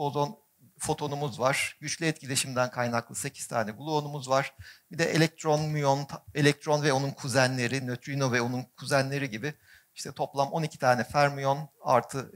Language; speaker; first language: Turkish; native; Turkish